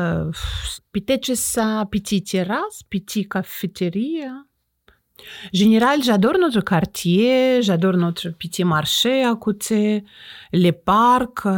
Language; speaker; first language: French; non-native, learner; Russian